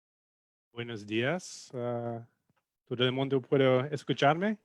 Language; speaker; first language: Spanish; non-native, fluent; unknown